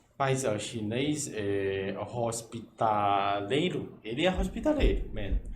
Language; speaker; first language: Portuguese; non-native, learner; Cantonese